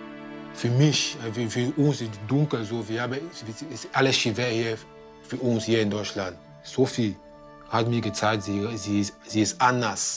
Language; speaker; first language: German; non-native, learner; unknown